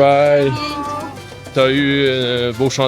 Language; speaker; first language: French; native; French